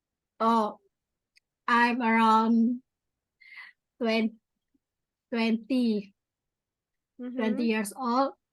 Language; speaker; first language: English; non-native, learner; Indonesian